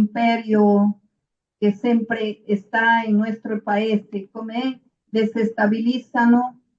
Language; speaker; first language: Italian; non-native, learner; Spanish